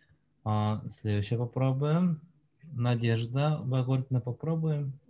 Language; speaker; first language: Russian; non-native, fluent; Korean